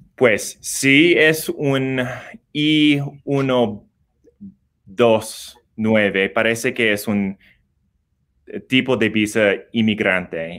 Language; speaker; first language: Spanish; non-native, learner; English